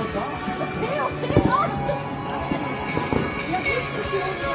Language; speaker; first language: German; early bilingual, other home language; Filipino